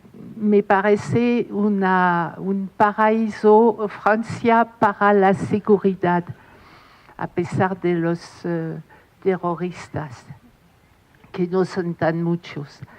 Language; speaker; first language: Spanish; non-native, fluent; French